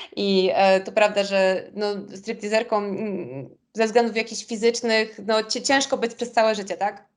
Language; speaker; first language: Polish; early bilingual, heritage; Polish